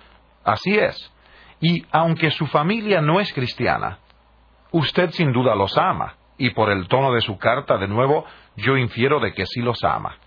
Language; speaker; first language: Spanish; native; Spanish